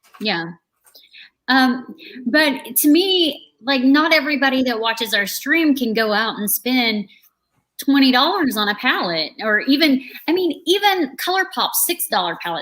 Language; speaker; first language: English; native; English